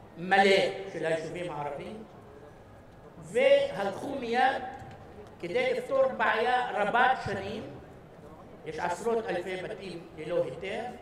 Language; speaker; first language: Hebrew; non-native, local second language; Arabic